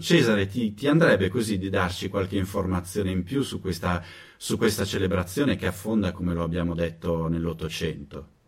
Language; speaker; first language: Italian; native; Italian